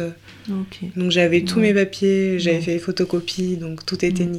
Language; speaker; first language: French; native; French